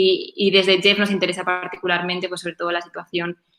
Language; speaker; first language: Spanish; native; Spanish